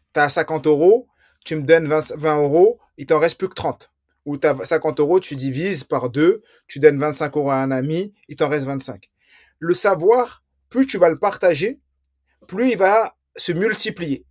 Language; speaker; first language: French; early bilingual, other home language; Riffian